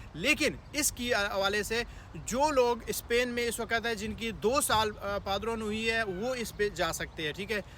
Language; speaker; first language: Hindi; non-native, local second language; Punjabi